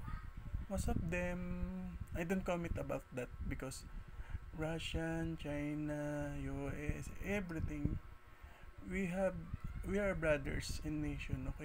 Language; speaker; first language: English; non-native, learner; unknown